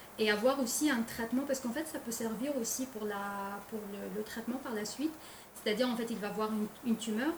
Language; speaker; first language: French; non-native, local second language; Arabic